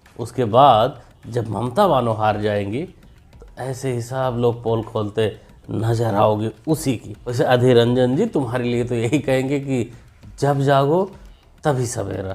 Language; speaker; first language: Hindi; native; Hindi